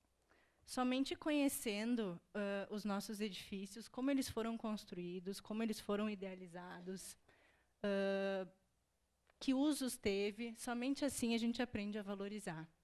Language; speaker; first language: Portuguese; native; Portuguese